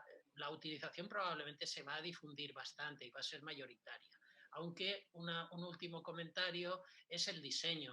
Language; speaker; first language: Spanish; native; Spanish